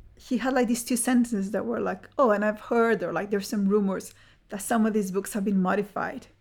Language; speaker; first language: English; early bilingual, other home language; Spanish